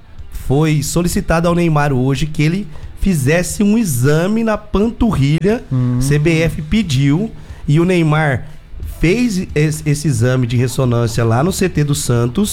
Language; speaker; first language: Portuguese; native; Portuguese